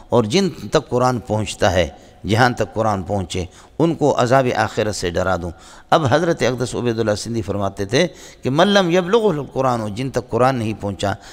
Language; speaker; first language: Urdu; non-native, local second language; Brahui